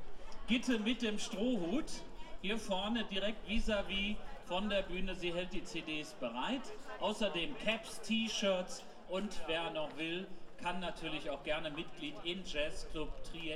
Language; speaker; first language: German; native; German